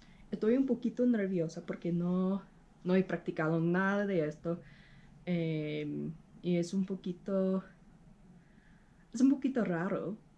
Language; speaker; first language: Spanish; non-native, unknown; English